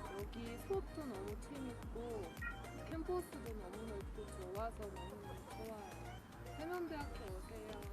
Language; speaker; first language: Korean; non-native, learner; Russian